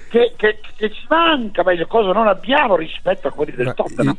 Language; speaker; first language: Italian; native; Italian